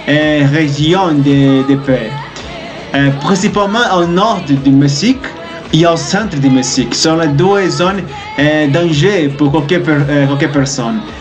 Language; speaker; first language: French; non-native, learner; Spanish